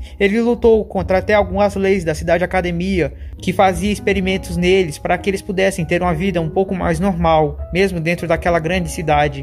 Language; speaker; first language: Portuguese; native; Portuguese